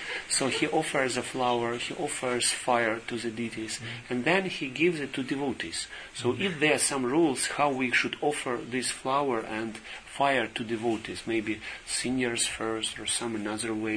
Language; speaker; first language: English; non-native, fluent; Russian